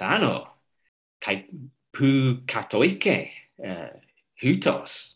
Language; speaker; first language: Greek; non-native, fluent; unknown